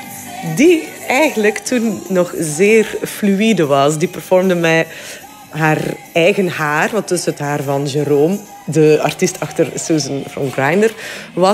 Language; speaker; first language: Dutch; native; Dutch